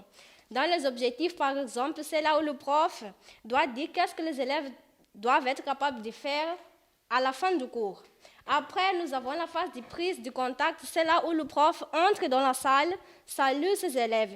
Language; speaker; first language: French; non-native, fluent; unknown